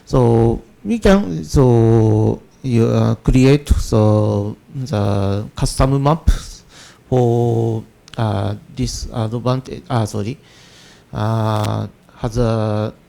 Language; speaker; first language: English; non-native, learner; Japanese